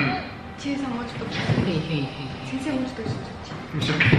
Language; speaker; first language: Japanese; non-native, fluent; Mongolian